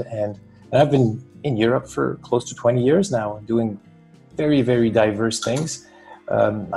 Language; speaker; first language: English; non-native, fluent; French